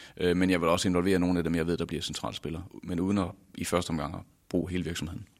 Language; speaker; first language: Danish; native; Danish